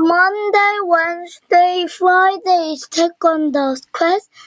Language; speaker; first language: English; non-native, learner; Korean